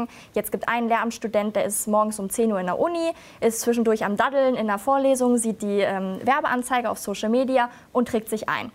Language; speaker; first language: German; native; German